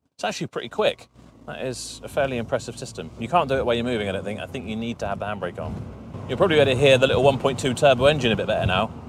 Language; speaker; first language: English; native; English